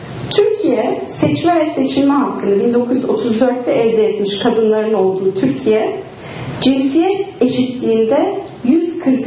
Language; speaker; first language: Turkish; native; Turkish